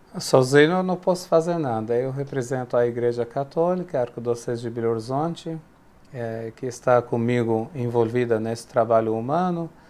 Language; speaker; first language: Portuguese; non-native, fluent; Arabic